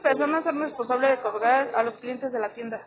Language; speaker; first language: Spanish; native; Spanish